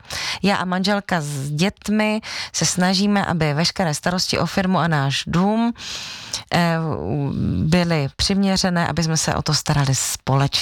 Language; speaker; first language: Czech; native; Czech